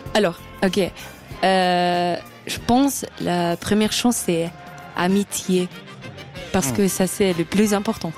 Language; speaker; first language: French; non-native, local second language; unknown